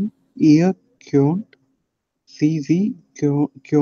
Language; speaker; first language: German; non-native, learner; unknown